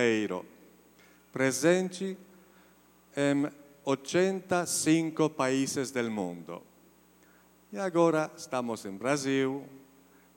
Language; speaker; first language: Spanish; non-native, fluent; Polish